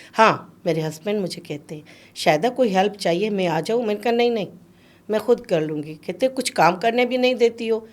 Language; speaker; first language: Urdu; non-native, local second language; Sindhi